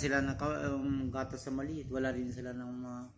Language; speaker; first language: Filipino; non-native, learner; Punjabi